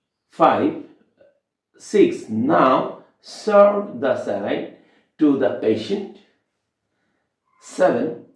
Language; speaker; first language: English; non-native, local second language; Bangla